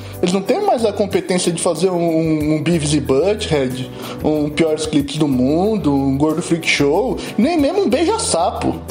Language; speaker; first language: Portuguese; native; Portuguese